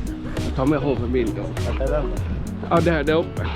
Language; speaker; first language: Swedish; non-native, fluent; Vietnamese